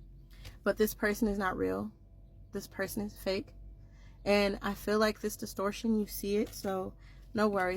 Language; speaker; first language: English; native; English